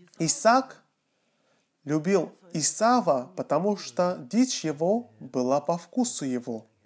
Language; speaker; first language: Russian; non-native, fluent; Korean